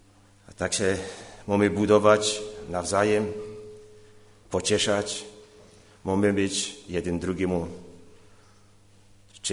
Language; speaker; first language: Polish; non-native, learner; Czech